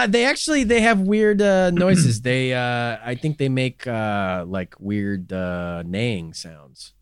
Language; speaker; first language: English; native; English